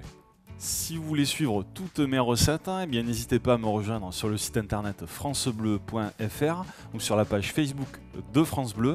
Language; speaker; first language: French; native; French